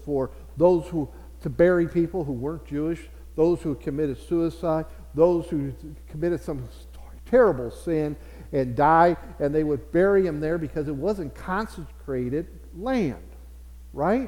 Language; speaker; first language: English; native; English